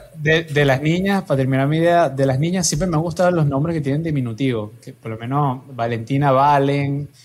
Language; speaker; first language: Spanish; native; Spanish